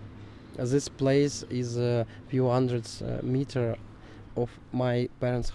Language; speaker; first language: English; non-native, learner; Ukrainian